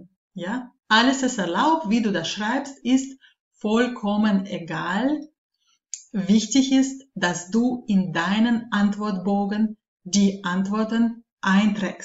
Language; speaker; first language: German; non-native, fluent; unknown